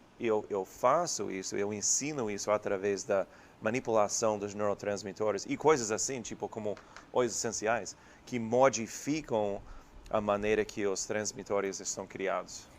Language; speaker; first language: Portuguese; non-native, fluent; English